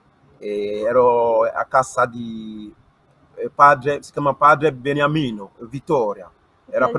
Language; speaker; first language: Italian; non-native, learner; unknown